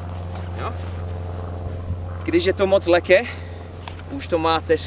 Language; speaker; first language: Czech; non-native, learner; English